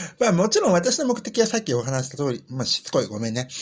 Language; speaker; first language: Japanese; native; Japanese